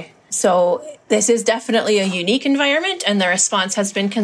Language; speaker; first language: English; native; English